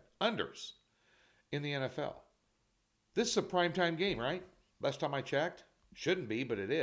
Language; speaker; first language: English; native; English